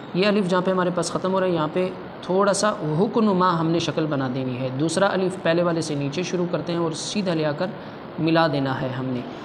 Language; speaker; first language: Urdu; non-native, local second language; Punjabi